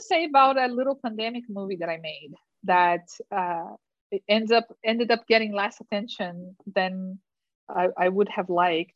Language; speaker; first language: English; non-native, fluent; Portuguese